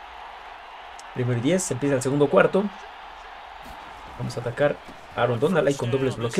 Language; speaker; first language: Spanish; native; Spanish